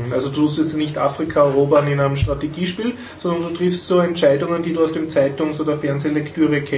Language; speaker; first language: German; native; German